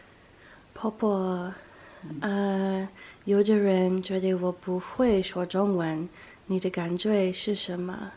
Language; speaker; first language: Chinese; non-native, learner; English